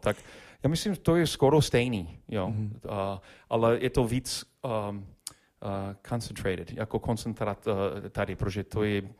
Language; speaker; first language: Czech; non-native, learner; English